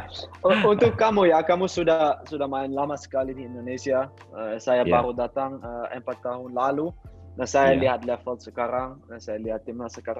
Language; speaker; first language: Indonesian; non-native, learner; Dutch